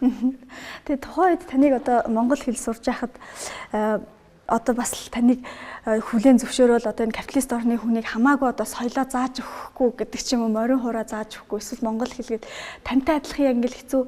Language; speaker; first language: Mongolian; native; Mongolian